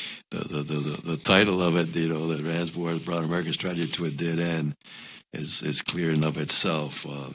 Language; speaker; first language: English; non-native, local second language; Spanish